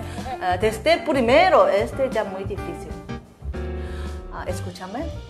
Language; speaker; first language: Spanish; non-native, learner; Korean